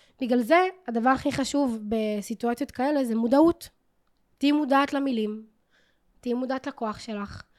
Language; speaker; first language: Hebrew; native; Hebrew